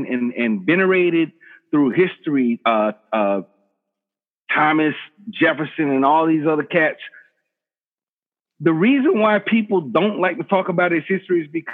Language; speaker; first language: English; native; English